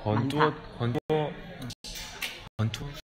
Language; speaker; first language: Chinese; non-native, learner; Korean